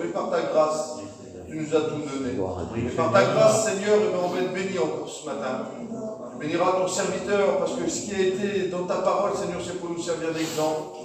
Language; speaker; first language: French; native; French